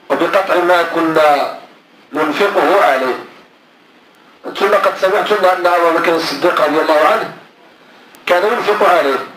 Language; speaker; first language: Arabic; native; Arabic